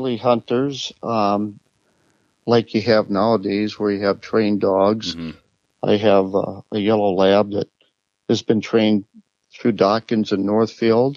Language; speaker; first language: English; native; English